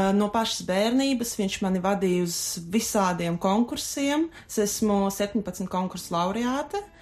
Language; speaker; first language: Latvian; non-native, local second language; Russian